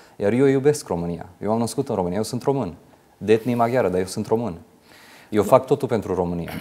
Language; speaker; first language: Romanian; non-native, local second language; Hungarian